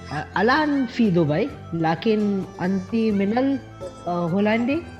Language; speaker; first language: Arabic; non-native, learner; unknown